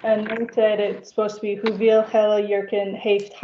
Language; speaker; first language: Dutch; non-native, learner; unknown